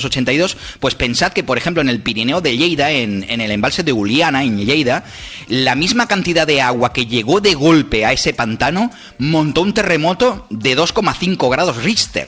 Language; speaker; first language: Spanish; native; Spanish